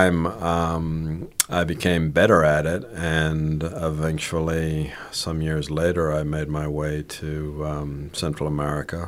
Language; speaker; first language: English; native; English